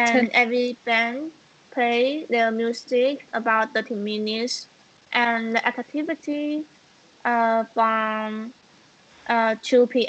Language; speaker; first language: English; non-native, learner; Chinese